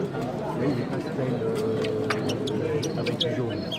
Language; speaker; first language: French; native; French